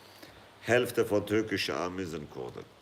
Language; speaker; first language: German; non-native, fluent; Kurdish